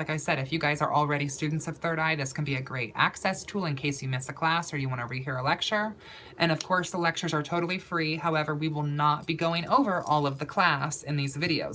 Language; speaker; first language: English; native; English